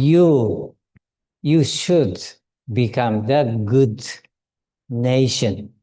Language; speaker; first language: English; non-native, learner; Japanese